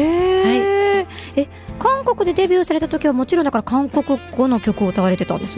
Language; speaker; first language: Japanese; native; Japanese